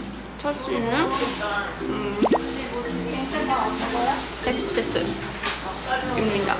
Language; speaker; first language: Korean; non-native, fluent; Thai